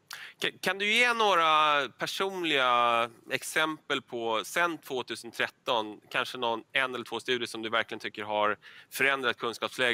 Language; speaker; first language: Swedish; native; Swedish